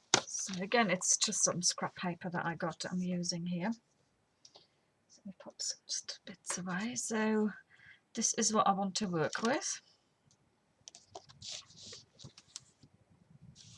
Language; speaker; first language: English; native; English